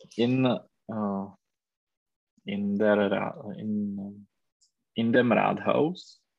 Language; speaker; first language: German; non-native, learner; Czech